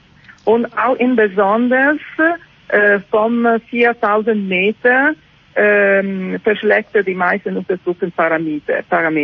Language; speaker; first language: German; non-native, learner; Italian